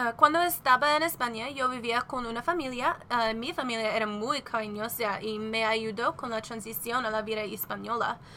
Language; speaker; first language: Spanish; non-native, learner; English